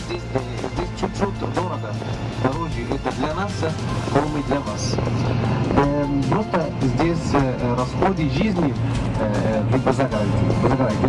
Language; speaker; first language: Russian; non-native, fluent; Arabic